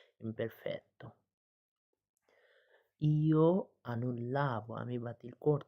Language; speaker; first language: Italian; non-native, learner; Bangla